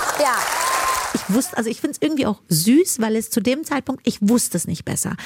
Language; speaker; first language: German; early bilingual, other home language; Persian